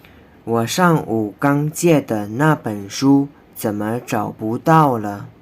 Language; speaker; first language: Chinese; non-native, fluent; Indonesian